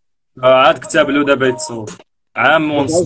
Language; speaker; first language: Arabic; native; Arabic